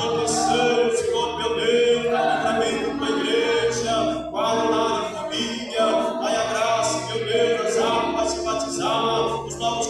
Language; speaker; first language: Portuguese; native; Portuguese